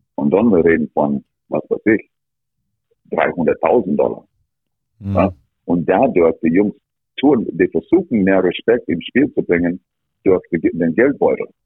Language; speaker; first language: German; non-native, fluent; English